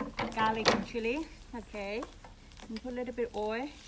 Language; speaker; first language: English; non-native, learner; Thai